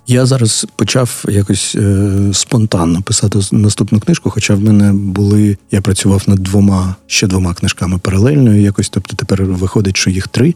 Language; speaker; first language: Ukrainian; non-native, local second language; Russian